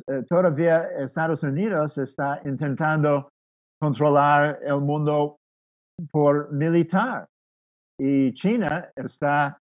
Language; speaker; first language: Spanish; non-native, fluent; English